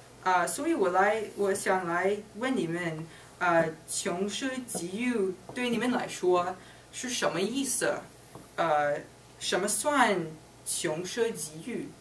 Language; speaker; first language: Chinese; non-native, fluent; English